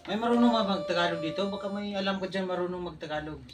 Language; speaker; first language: Filipino; non-native, local second language; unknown